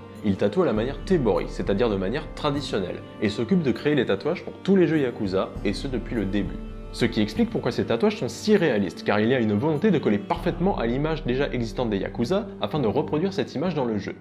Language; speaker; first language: French; native; French